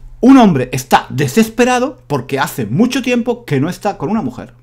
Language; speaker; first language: Spanish; native; Spanish